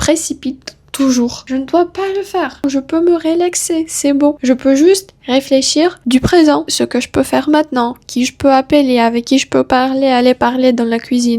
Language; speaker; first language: French; non-native, fluent; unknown